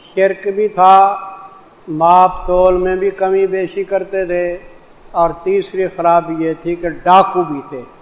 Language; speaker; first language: Urdu; non-native, local second language; Saraiki